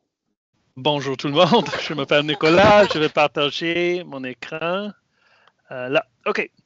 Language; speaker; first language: French; non-native, fluent; English